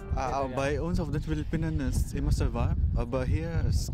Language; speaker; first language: German; non-native, learner; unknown